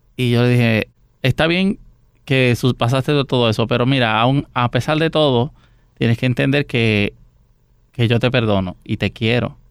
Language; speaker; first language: Spanish; native; Spanish